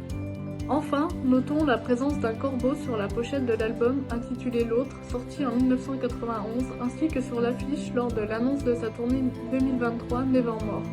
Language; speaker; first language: French; native; French